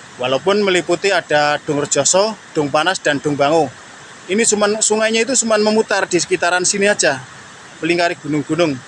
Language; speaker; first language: Indonesian; non-native, local second language; Javanese